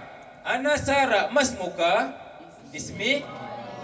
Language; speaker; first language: Arabic; non-native, fluent; Malay